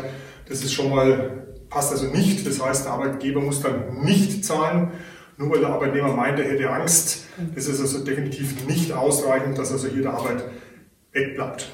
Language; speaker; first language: German; native; German